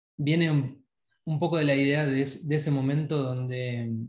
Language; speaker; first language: Spanish; native; Spanish